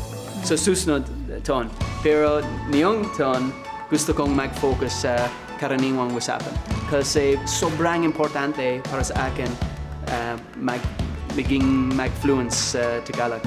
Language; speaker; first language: Filipino; non-native, learner; English